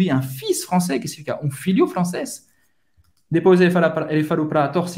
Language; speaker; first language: Portuguese; non-native, fluent; French